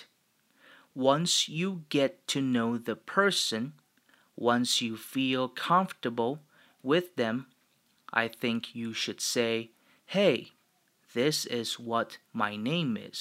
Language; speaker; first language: English; non-native, fluent; Chinese